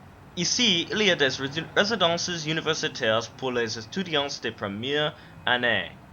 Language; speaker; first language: French; non-native, learner; English